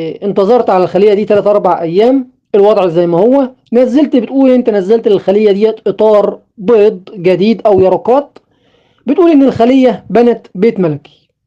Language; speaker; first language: Arabic; native; Arabic